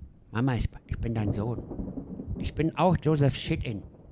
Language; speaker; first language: German; native; German